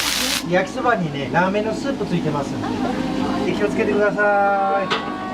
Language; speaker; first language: Japanese; native; Japanese